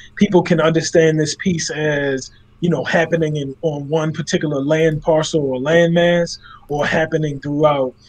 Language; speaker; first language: English; native; English